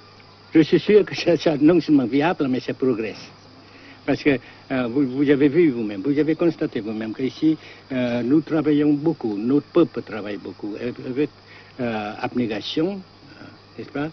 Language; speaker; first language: French; non-native, local second language; Vietnamese